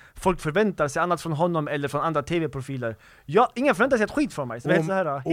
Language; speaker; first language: Swedish; native; Swedish